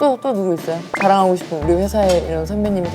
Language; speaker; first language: Korean; native; Korean